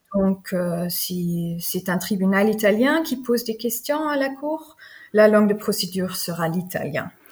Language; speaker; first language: French; non-native, fluent; German